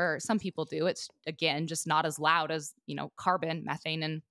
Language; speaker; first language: English; native; English